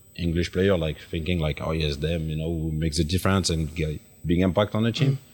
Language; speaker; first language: English; non-native, fluent; French